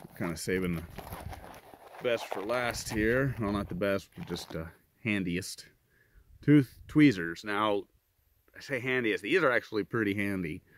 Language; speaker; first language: English; native; English